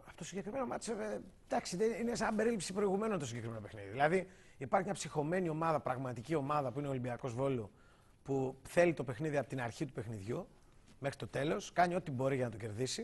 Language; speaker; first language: Greek; native; Greek